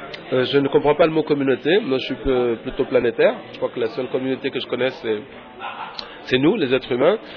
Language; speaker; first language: French; early bilingual, other home language; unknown